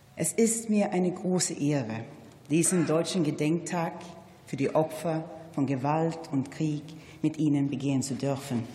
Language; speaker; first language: German; non-native, fluent; Swedish